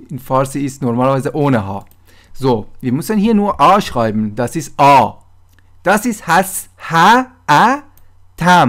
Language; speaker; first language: German; non-native, fluent; Persian